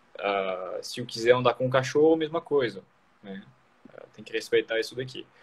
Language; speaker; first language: Portuguese; non-native, fluent; French